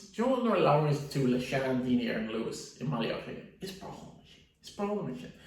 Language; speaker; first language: Irish; native; Irish